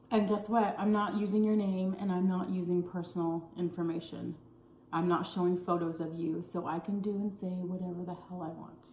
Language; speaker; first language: English; native; English